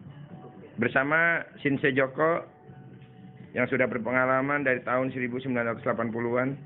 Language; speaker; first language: Indonesian; native; Indonesian